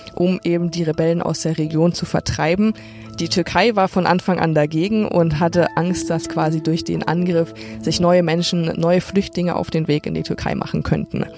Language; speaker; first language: German; native; German